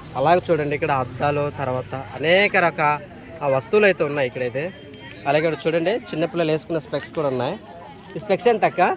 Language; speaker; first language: Telugu; native; Telugu